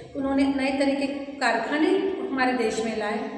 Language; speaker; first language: Hindi; non-native, local second language; Marathi